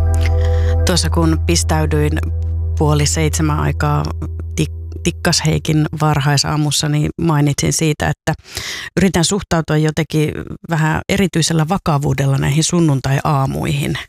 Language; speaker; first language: Finnish; native; Finnish